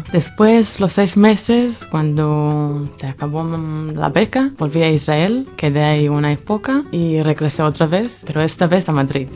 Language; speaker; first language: Spanish; non-native, fluent; Hebrew